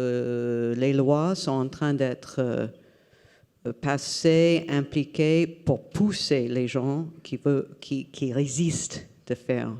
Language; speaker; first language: French; non-native, fluent; English